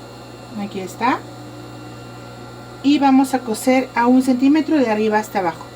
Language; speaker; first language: Spanish; native; Spanish